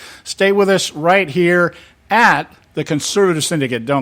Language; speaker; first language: English; native; English